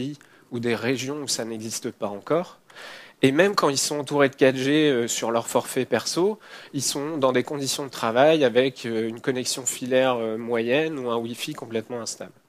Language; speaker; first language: French; native; French